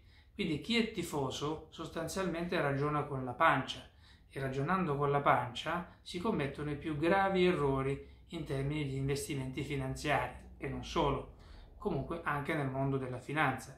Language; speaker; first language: Italian; native; Italian